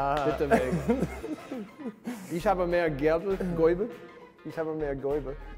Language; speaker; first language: German; non-native, learner; English